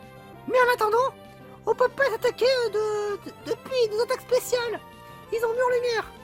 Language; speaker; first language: French; native; French